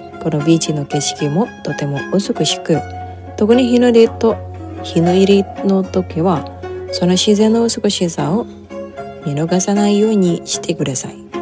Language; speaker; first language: Japanese; non-native, fluent; Indonesian